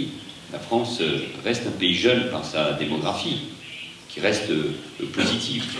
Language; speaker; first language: French; native; French